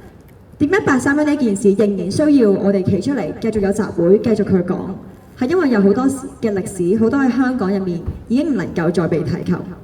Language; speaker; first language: Cantonese; native; Cantonese